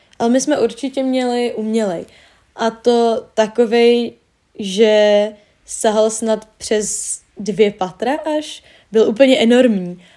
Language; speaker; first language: Czech; native; Czech